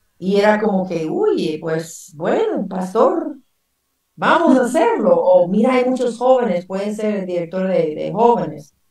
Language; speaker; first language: Spanish; non-native, fluent; English